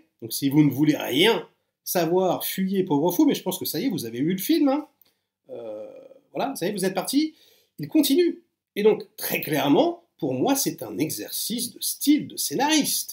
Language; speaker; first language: French; native; French